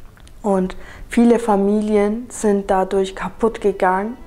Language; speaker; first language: German; early bilingual, other home language; Kurdish